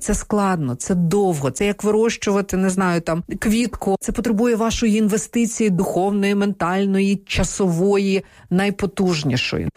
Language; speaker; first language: Ukrainian; non-native, local second language; Russian